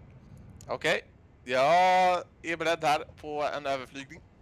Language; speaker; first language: Swedish; native; Swedish